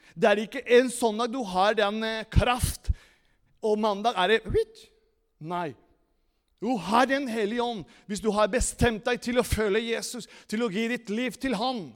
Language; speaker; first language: Norwegian; non-native, fluent; Spanish